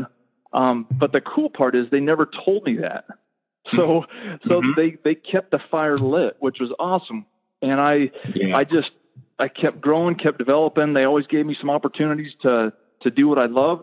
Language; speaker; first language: English; native; English